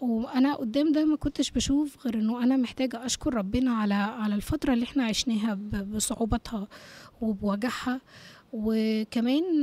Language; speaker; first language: Arabic; native; Arabic